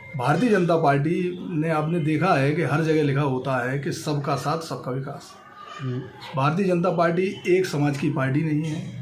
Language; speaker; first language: Hindi; native; Hindi